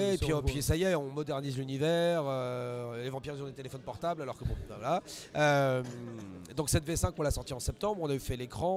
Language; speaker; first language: French; native; French